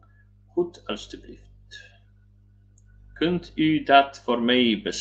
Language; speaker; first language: Dutch; non-native, learner; Polish